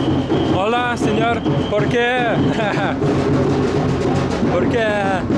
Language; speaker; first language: Spanish; non-native, learner; Russian